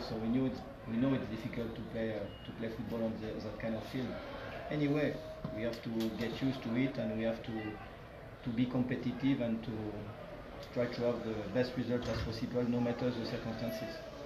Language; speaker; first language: English; non-native, fluent; French